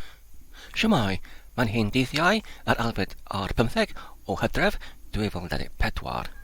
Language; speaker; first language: Welsh; non-native, learner; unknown